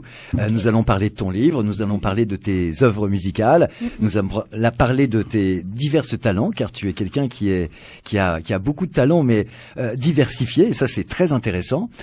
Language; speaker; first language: French; native; French